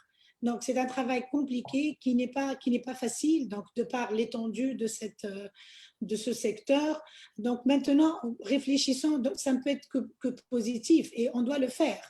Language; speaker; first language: French; non-native, local second language; Arabic